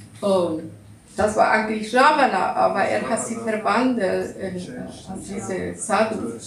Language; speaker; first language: German; non-native, learner; Russian